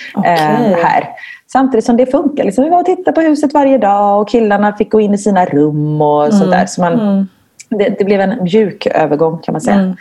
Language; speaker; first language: Swedish; native; Swedish